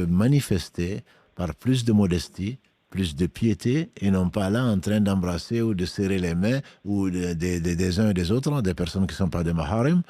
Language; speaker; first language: French; native; French